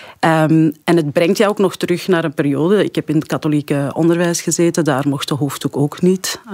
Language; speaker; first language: Dutch; early bilingual, other home language; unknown